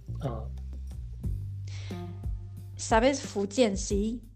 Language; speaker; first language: Spanish; non-native, learner; Chinese